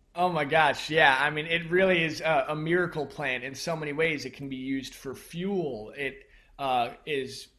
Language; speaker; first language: English; native; English